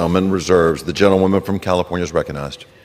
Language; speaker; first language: English; native; English